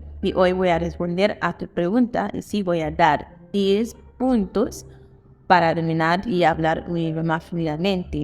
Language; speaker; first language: Spanish; non-native, fluent; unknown